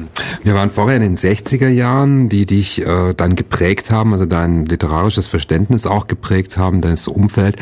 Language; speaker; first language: German; native; German